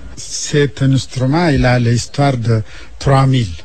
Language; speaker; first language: French; non-native, learner; Amharic